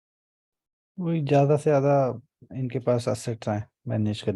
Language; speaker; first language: Hindi; native; Hindi